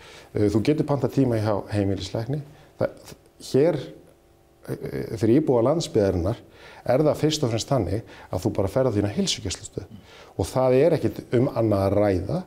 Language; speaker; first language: Icelandic; native; Icelandic